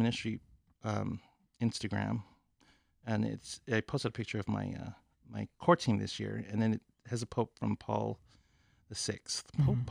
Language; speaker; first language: English; native; English